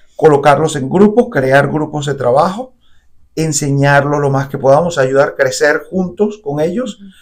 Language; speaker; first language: Spanish; native; Spanish